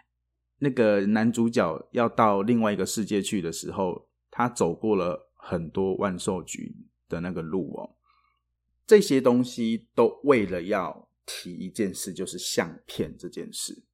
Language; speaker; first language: Chinese; native; Chinese